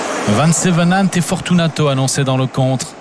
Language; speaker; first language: French; native; French